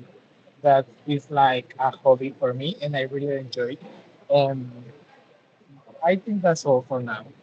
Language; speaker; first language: English; non-native, learner; Spanish